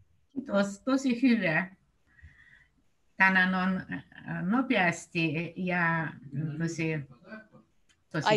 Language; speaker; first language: Finnish; non-native, learner; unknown